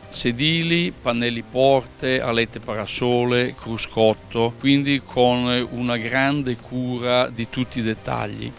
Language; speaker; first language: Italian; native; Italian